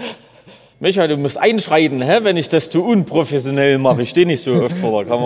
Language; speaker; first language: German; native; German